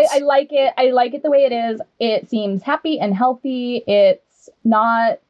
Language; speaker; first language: English; native; English